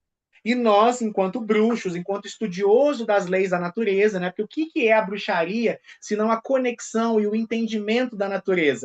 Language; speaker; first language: Portuguese; native; Portuguese